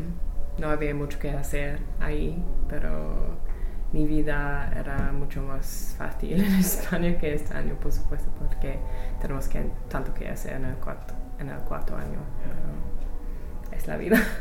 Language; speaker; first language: Spanish; non-native, learner; English